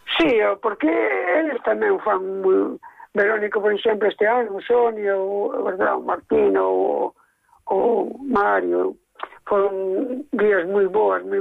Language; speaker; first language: Galician; native; Galician